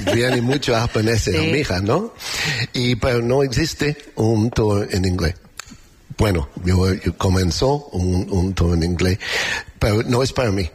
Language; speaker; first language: Spanish; non-native, learner; English